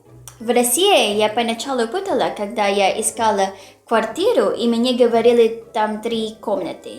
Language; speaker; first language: Russian; non-native, learner; Filipino